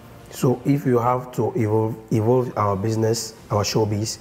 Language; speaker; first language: English; non-native, local second language; French